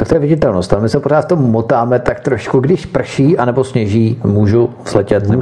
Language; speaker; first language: Czech; native; Czech